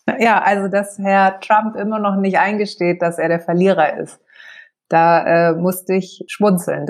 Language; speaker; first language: German; early bilingual, other home language; Greek